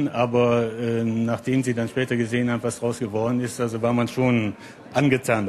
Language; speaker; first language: German; native; German